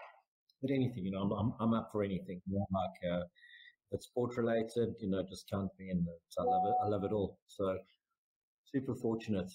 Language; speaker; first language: English; native; English